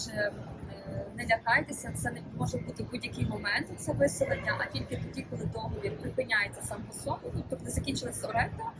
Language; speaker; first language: Ukrainian; native; Ukrainian